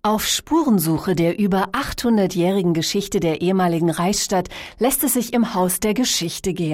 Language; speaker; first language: German; native; German